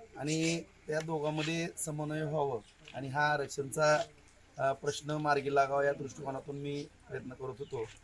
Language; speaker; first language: Marathi; native; Marathi